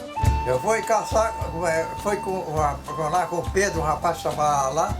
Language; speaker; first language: Portuguese; native; Portuguese